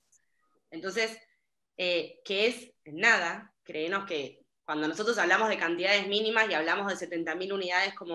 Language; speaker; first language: Spanish; native; Spanish